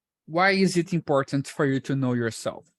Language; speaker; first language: English; non-native, fluent; Portuguese